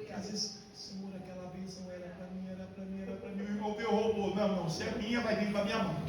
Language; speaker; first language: Portuguese; native; Portuguese